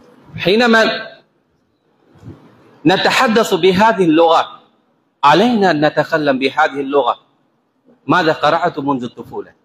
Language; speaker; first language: Arabic; non-native, fluent; Bangla